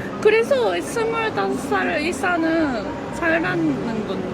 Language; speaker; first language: Korean; non-native, fluent; Japanese